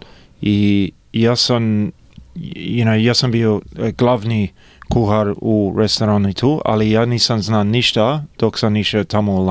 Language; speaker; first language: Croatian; early bilingual, heritage; Croatian